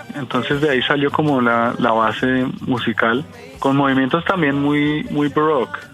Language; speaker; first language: Spanish; early bilingual, heritage; Spanish